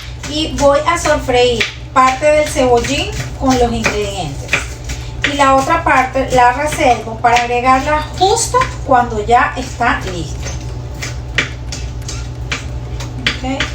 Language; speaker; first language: Spanish; native; Spanish